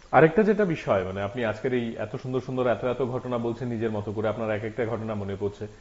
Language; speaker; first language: Bangla; native; Bangla